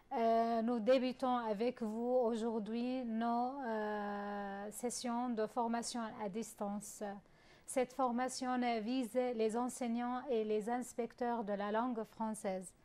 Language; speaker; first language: French; non-native, fluent; Arabic